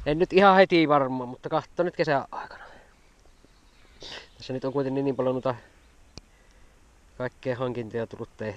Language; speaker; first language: Finnish; native; Finnish